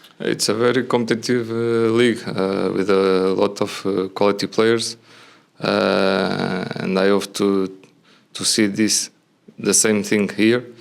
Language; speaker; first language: English; non-native, learner; Portuguese